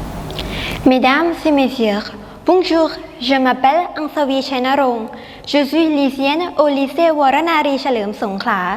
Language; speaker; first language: French; non-native, learner; Thai